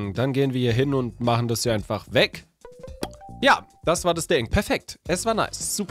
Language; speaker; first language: German; native; German